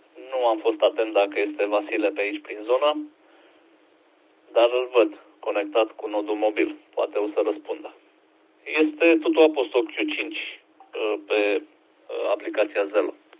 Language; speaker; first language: Romanian; native; Romanian